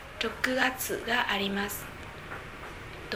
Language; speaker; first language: Japanese; non-native, learner; Vietnamese